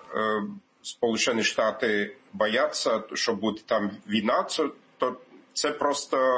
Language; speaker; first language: Ukrainian; non-native, fluent; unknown